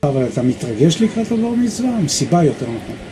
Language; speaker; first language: Hebrew; native; Hebrew